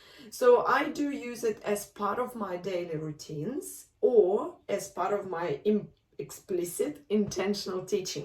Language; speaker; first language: English; non-native, fluent; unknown